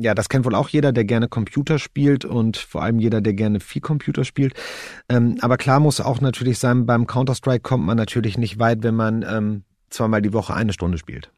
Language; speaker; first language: German; native; German